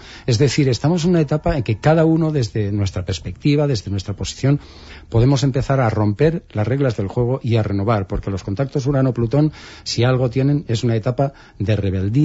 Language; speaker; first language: Spanish; native; Spanish